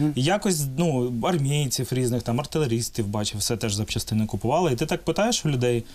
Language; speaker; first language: Ukrainian; non-native, local second language; Russian